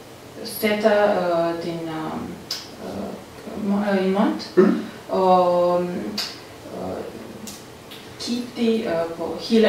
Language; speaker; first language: Danish; non-native, learner; Serbian